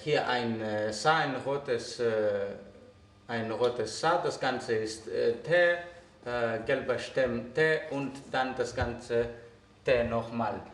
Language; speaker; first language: German; non-native, fluent; Greek